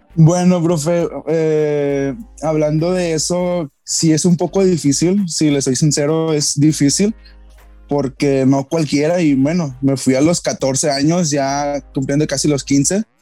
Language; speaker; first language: Spanish; native; Spanish